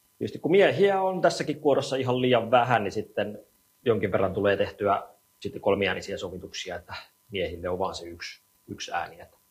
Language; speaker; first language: Finnish; native; Finnish